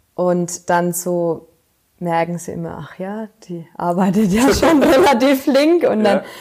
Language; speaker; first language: German; native; German